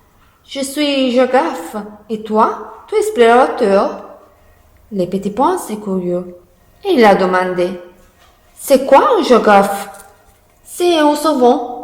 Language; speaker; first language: French; non-native, learner; Italian